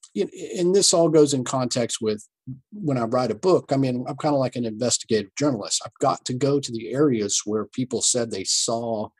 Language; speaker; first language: English; native; English